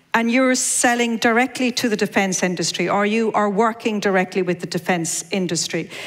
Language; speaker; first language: English; native; English